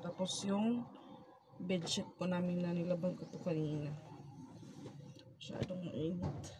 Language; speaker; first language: Filipino; native; Filipino